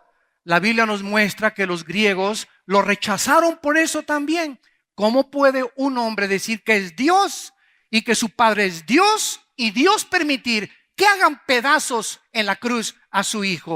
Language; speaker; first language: Spanish; native; Spanish